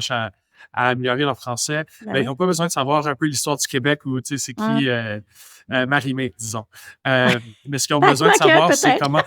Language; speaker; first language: French; non-native, local second language; English